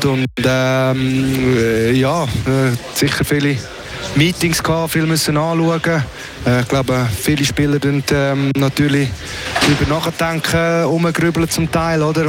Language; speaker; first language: German; native; German